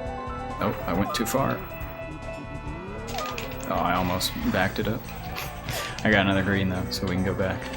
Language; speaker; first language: English; native; English